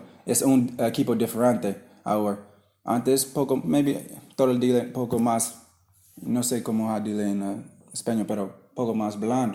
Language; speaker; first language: Spanish; non-native, learner; English